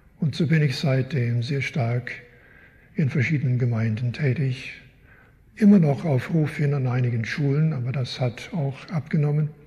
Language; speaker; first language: German; early bilingual, heritage; German